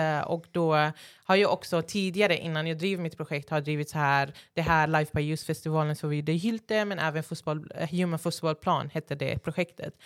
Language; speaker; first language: Swedish; early bilingual, other home language; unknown